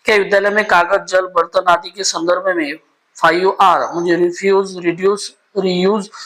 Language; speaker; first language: Hindi; non-native, local second language; Marathi